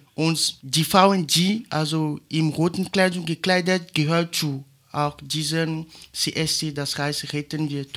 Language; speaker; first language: German; non-native, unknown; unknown